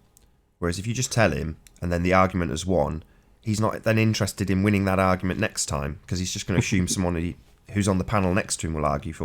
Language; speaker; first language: English; native; English